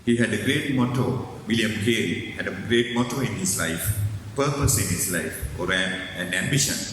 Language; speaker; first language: English; non-native, local second language; Sinhala